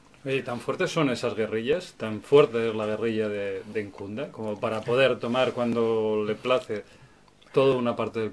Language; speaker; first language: Spanish; native; Spanish